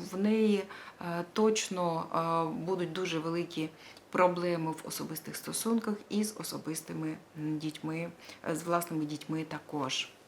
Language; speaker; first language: Ukrainian; non-native, local second language; Russian